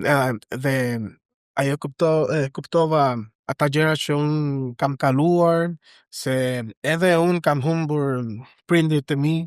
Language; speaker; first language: Albanian; non-native, learner; Spanish